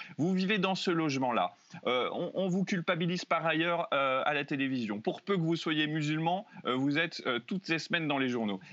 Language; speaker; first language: French; native; French